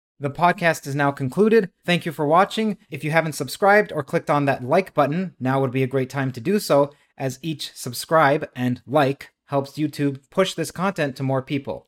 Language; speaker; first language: English; native; English